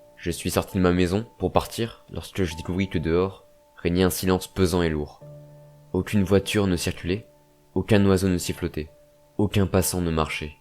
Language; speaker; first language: French; native; French